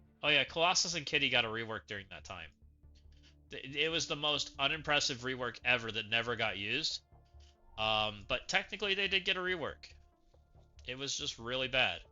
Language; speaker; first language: English; native; English